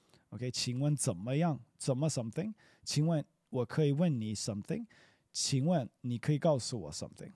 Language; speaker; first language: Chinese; non-native, fluent; English